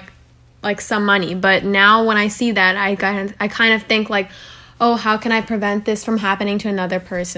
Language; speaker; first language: English; native; English